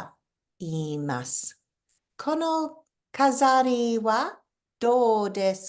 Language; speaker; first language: Japanese; non-native, fluent; English